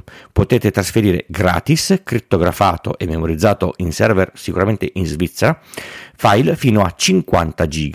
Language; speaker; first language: Italian; native; Italian